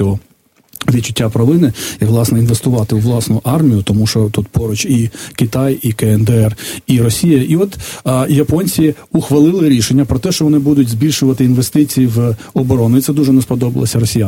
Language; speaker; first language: Ukrainian; native; Ukrainian